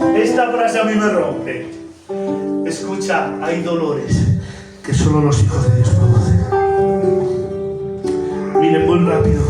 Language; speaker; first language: Spanish; native; Spanish